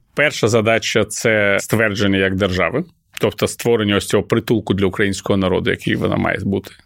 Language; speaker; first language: Ukrainian; non-native, local second language; Russian